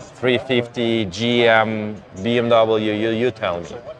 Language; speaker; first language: English; non-native, fluent; Russian